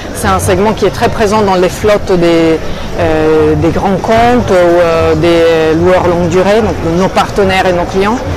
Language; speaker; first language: French; non-native, fluent; Italian